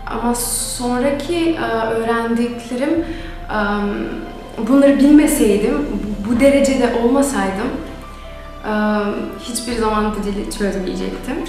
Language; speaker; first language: Turkish; non-native, fluent; Macedonian